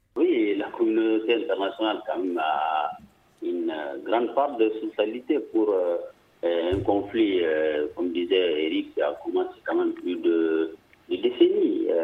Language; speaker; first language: French; non-native, local second language; Bambara